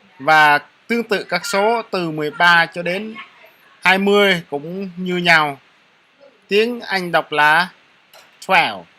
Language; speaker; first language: Vietnamese; non-native, local second language; Jarai